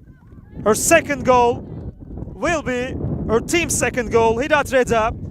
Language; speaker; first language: English; non-native, fluent; Turkish